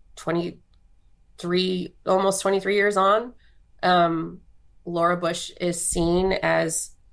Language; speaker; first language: English; native; English